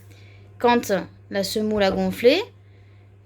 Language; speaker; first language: French; native; French